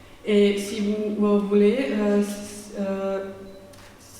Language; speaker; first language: French; non-native, fluent; Serbian